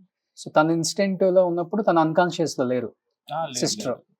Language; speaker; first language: Telugu; native; Telugu